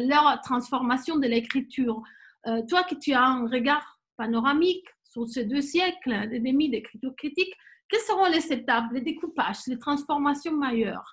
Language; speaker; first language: French; non-native, fluent; Spanish